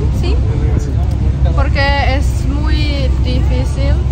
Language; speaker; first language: Spanish; non-native, learner; Finnish